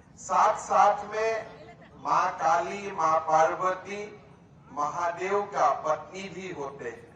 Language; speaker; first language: Hindi; non-native, local second language; Assamese